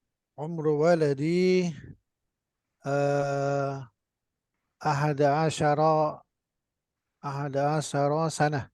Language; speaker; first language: Arabic; non-native, learner; Indonesian